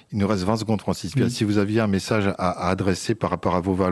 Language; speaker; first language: French; native; French